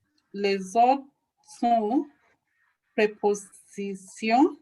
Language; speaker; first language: French; non-native, learner; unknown